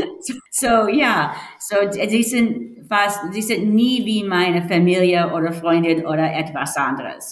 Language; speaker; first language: German; non-native, learner; English